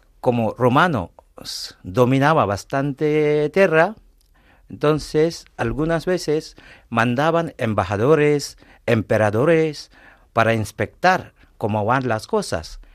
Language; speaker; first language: Spanish; non-native, fluent; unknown